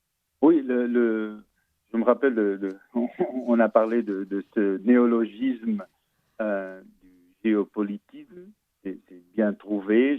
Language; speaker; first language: French; non-native, fluent; Portuguese